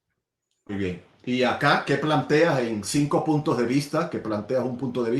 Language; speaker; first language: Spanish; native; Spanish